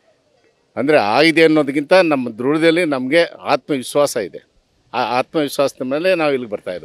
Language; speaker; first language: Kannada; native; Kannada